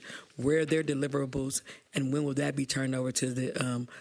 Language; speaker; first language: English; native; English